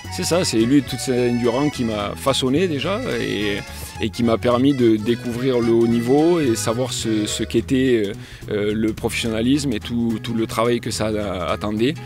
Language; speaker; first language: French; native; French